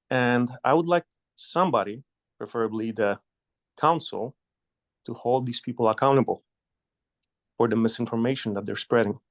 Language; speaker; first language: English; non-native, fluent; Polish